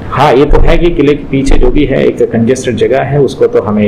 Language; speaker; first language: Hindi; non-native, local second language; Telugu